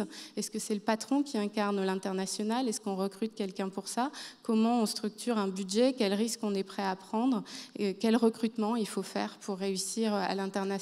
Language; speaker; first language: French; native; French